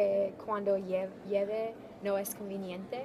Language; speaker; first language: Spanish; non-native, learner; English